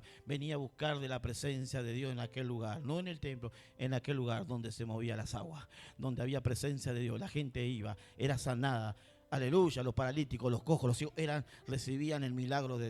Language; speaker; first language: Spanish; native; Spanish